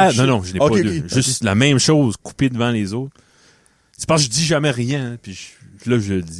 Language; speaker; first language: French; native; French